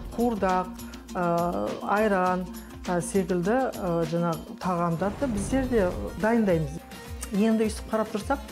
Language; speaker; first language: Kazakh; non-native, local second language; Kurdish